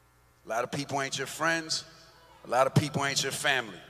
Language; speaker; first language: English; native; English